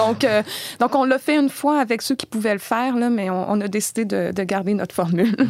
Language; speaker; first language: French; native; French